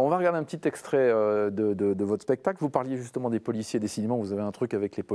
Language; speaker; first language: French; native; French